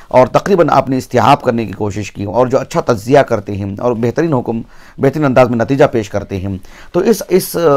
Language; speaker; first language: Urdu; native; Urdu